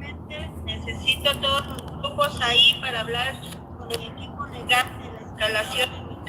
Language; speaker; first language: Spanish; native; Spanish